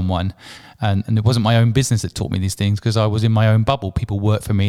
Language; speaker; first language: English; native; English